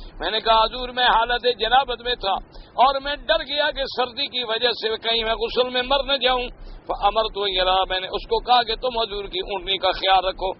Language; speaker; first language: Urdu; native; Urdu